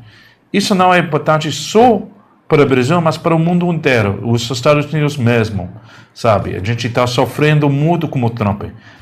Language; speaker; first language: Portuguese; non-native, learner; English